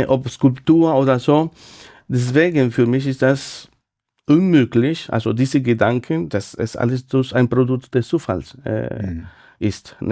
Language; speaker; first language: German; non-native, fluent; Spanish